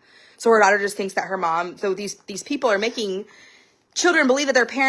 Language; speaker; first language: English; native; English